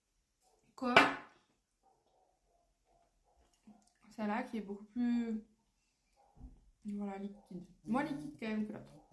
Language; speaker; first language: French; native; French